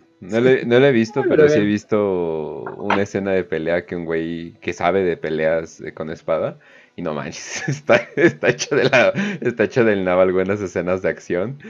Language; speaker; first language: Spanish; native; Spanish